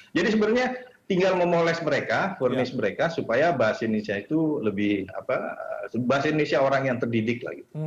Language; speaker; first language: Indonesian; native; Indonesian